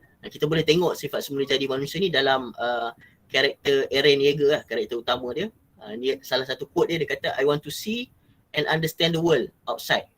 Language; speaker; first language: Malay; native; Malay